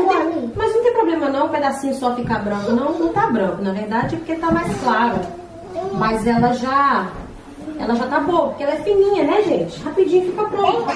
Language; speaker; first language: Portuguese; native; Portuguese